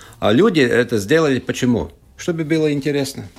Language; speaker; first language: Russian; non-native, local second language; Latvian